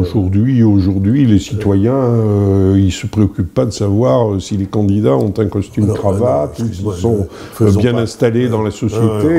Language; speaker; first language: French; native; French